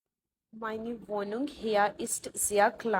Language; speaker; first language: German; non-native, fluent; Urdu